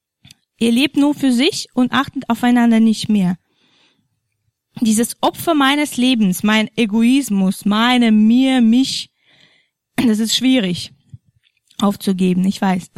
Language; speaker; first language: German; non-native, fluent; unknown